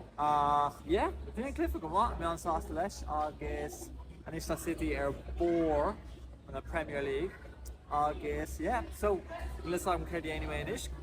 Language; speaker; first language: Irish; non-native, local second language; English